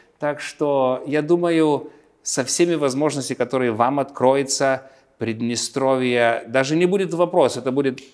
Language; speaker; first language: Russian; non-native, local second language; Lithuanian